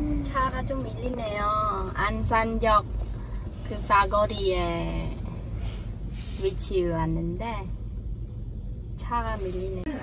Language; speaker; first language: Korean; non-native, learner; Khmer